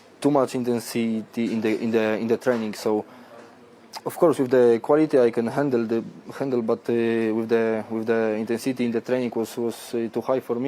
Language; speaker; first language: English; non-native, fluent; Polish